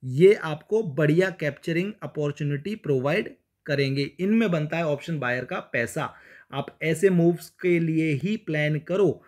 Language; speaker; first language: Hindi; native; Hindi